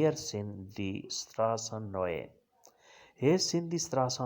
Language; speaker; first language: German; non-native, learner; Urdu